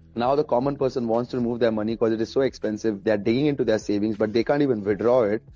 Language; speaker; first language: English; early bilingual, other home language; Arabic